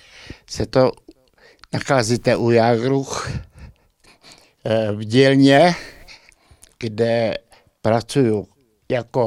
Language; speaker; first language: Czech; early bilingual, heritage; Czech